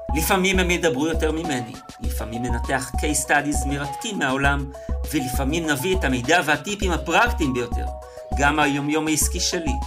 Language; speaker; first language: Hebrew; native; Hebrew